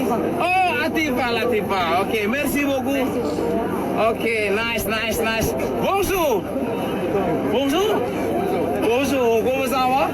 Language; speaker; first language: French; non-native, learner; Indonesian